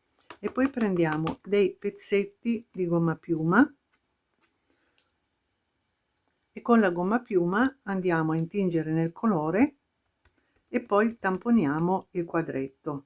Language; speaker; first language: Italian; native; Italian